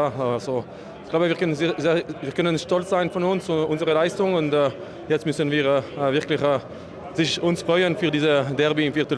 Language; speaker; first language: German; non-native, learner; French